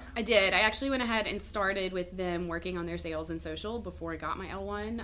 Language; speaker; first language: English; native; English